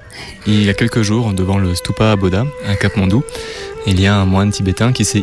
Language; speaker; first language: French; native; French